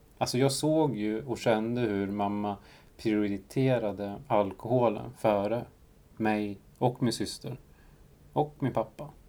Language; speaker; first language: Swedish; early bilingual, other home language; Spanish